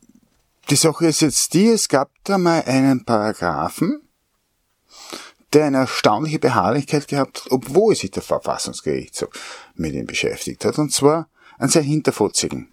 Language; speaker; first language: German; native; German